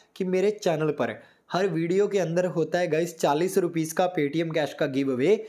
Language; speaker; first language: Hindi; native; Hindi